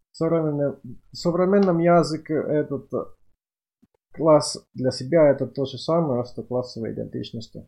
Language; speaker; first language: Russian; non-native, fluent; Finnish